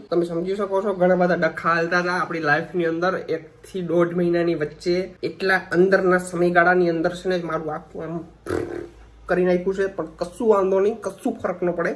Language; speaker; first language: Gujarati; native; Gujarati